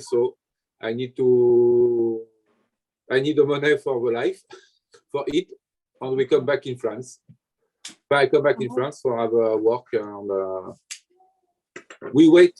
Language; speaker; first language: English; non-native, learner; French